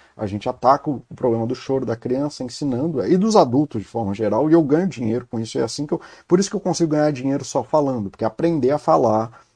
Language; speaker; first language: Portuguese; native; Portuguese